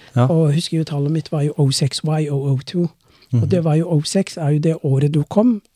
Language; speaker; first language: Norwegian; non-native, fluent; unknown